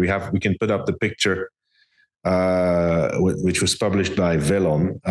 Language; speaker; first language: English; non-native, fluent; Dutch